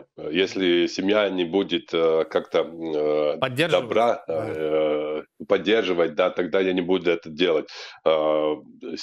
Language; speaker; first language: Russian; non-native, local second language; Latvian